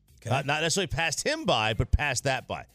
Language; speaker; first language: English; native; English